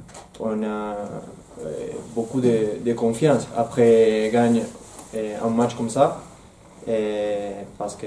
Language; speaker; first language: French; non-native, learner; Spanish